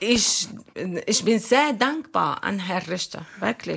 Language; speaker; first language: German; non-native, learner; Arabic